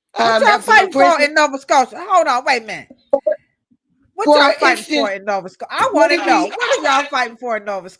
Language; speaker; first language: English; native; English